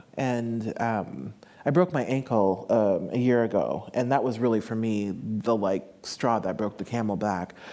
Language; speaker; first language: English; native; English